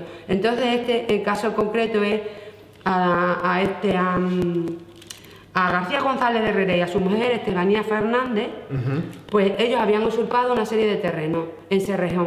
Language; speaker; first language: Spanish; native; Spanish